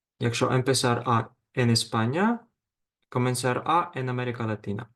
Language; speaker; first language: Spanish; non-native, fluent; Ukrainian